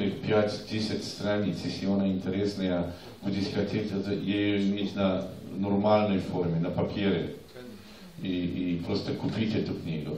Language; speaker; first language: Russian; non-native, fluent; Polish